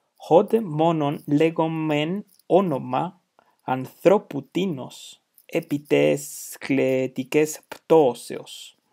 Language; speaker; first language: Greek; non-native, fluent; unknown